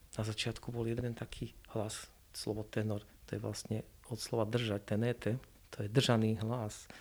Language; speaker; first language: Slovak; native; Slovak